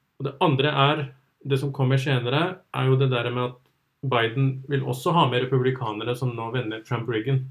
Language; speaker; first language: Norwegian; early bilingual, other home language; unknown